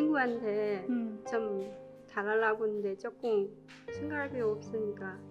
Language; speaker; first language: Korean; non-native, learner; Chinese